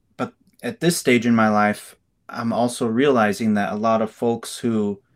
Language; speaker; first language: English; native; English